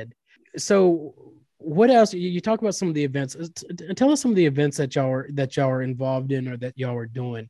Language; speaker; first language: English; native; English